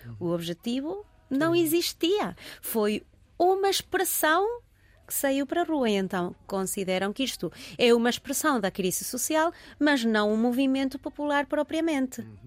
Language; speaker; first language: Portuguese; early bilingual, heritage; Portuguese